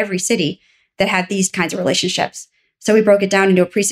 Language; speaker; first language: English; native; English